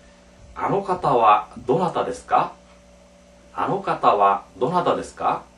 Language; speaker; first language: Japanese; non-native, fluent; Korean